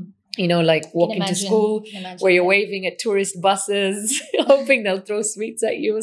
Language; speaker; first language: English; non-native, local second language; Swahili